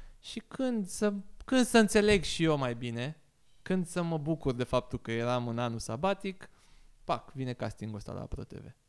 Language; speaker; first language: Romanian; native; Romanian